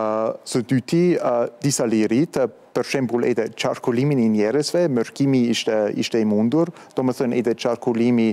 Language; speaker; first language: Albanian; non-native, fluent; German